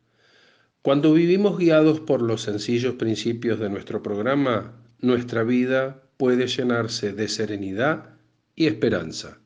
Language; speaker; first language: Spanish; native; Spanish